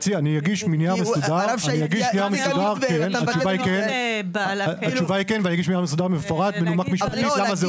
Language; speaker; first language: Hebrew; native; Hebrew